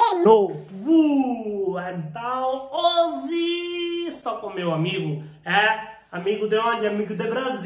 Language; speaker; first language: Portuguese; non-native, learner; Hindi